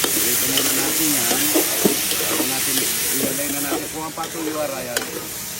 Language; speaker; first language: Filipino; native; Filipino